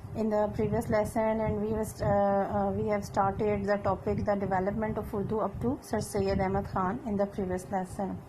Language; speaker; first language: English; non-native, local second language; Urdu